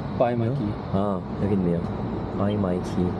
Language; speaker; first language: English; non-native, learner; Korean